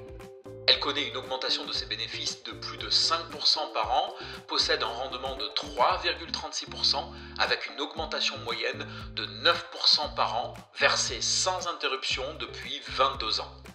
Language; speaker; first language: French; native; French